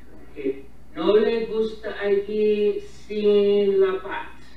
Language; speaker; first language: Spanish; non-native, fluent; English